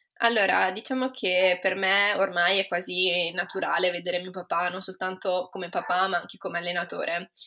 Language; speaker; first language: Italian; native; Italian